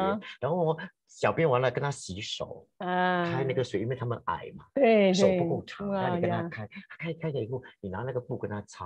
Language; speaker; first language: Chinese; native; Chinese